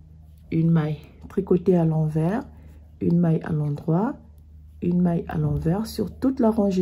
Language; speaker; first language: French; native; French